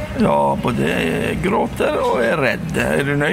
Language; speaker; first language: Swedish; early bilingual, other home language; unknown